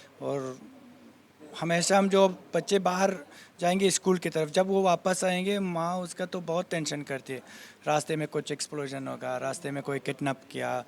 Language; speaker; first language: Hindi; non-native, fluent; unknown